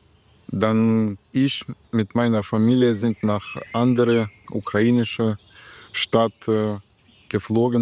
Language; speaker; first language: German; non-native, learner; Russian